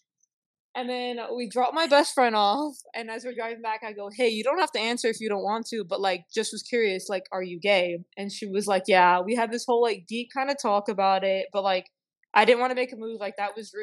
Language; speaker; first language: English; native; English